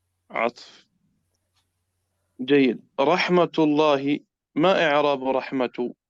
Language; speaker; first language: Arabic; non-native, fluent; Urdu